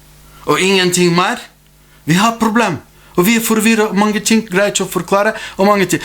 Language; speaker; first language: Norwegian; non-native, fluent; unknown